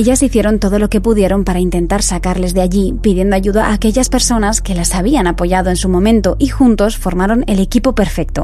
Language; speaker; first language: Spanish; native; Spanish